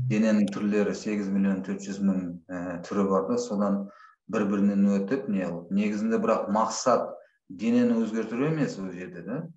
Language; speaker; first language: Kazakh; non-native, local second language; Russian